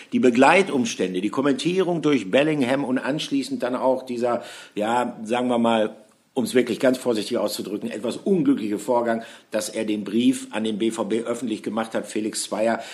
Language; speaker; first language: German; native; German